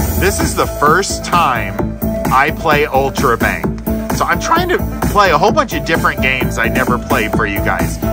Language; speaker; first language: English; native; English